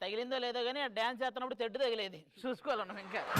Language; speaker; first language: Telugu; native; Telugu